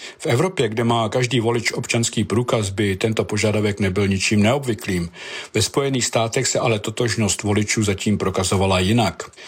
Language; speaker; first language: Czech; native; Czech